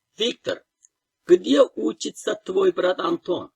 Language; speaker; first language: Russian; non-native, fluent; Turkish